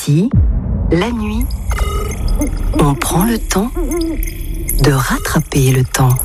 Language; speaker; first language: French; native; French